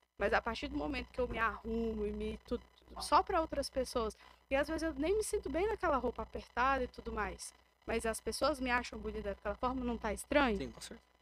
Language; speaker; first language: Portuguese; native; Portuguese